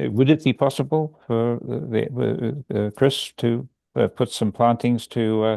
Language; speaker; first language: English; native; English